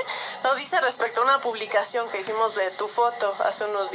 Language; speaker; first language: Spanish; native; Spanish